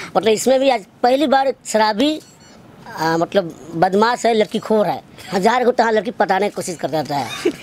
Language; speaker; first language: Hindi; native; Hindi